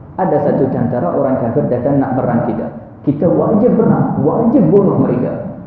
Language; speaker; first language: Malay; non-native, fluent; Arabic